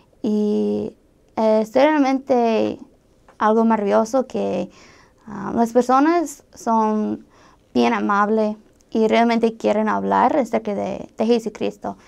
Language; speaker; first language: Spanish; non-native, fluent; English